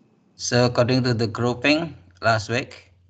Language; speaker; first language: English; non-native, fluent; Indonesian